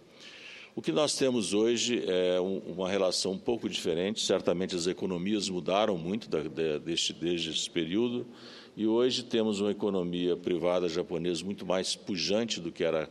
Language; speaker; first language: Portuguese; native; Portuguese